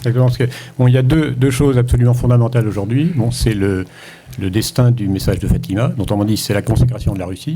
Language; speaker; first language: French; native; French